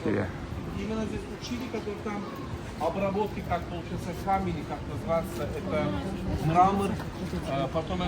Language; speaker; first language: Russian; non-native, learner; Turkish